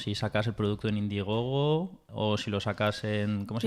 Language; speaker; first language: Spanish; native; Spanish